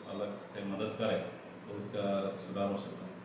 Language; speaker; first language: Hindi; non-native, local second language; Gujarati